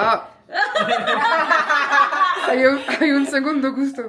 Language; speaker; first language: Spanish; non-native, learner; French